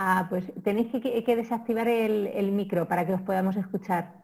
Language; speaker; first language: Spanish; native; Spanish